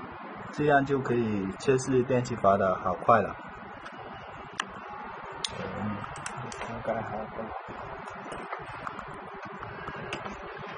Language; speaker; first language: Chinese; native; Chinese